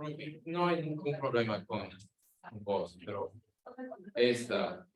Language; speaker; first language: Spanish; non-native, fluent; English